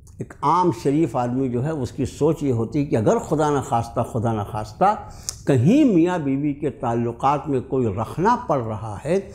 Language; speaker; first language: Urdu; native; Urdu